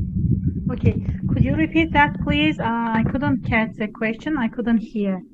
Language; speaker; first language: English; non-native, fluent; Azerbaijani